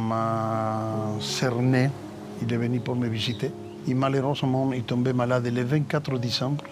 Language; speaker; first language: French; non-native, fluent; Spanish